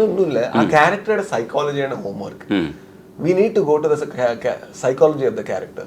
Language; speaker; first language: Malayalam; non-native, local second language; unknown